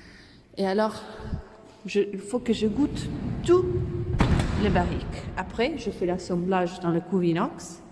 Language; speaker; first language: French; non-native, learner; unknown